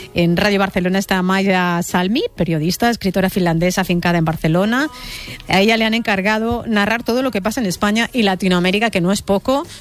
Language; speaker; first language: Spanish; native; Spanish